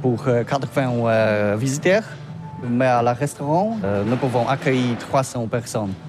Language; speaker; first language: French; non-native, learner; Polish